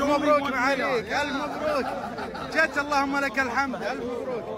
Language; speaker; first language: Arabic; native; Arabic